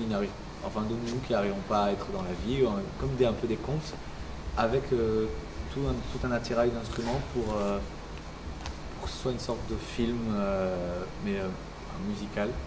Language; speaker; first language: French; native; French